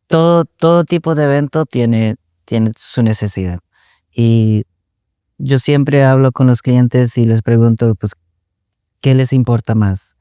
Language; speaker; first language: Spanish; early bilingual, other home language; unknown